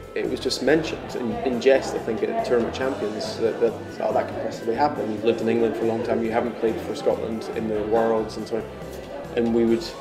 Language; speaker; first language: English; native; English